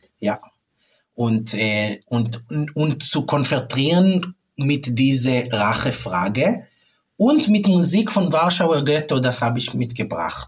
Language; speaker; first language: German; non-native, fluent; Hebrew